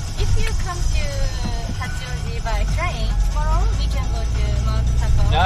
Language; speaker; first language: English; non-native, learner; Japanese